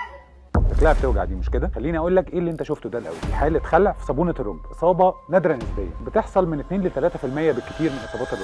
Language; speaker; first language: Arabic; native; Arabic